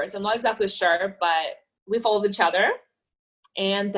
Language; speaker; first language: English; non-native, fluent; Ukrainian